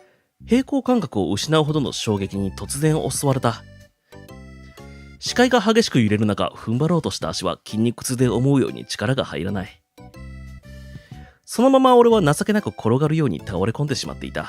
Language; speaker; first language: Japanese; native; Japanese